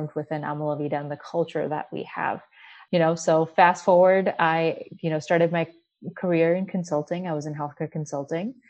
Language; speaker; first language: English; early bilingual, other home language; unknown